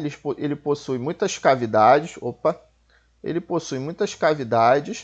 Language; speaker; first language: Portuguese; native; Portuguese